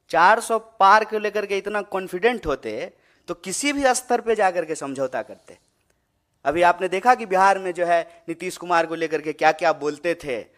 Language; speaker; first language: Hindi; native; Hindi